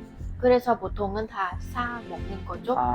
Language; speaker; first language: Korean; non-native, fluent; Vietnamese